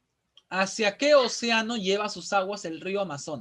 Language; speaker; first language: Spanish; native; Spanish